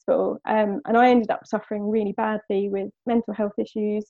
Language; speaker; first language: English; native; English